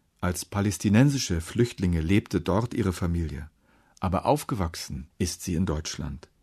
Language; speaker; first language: German; native; German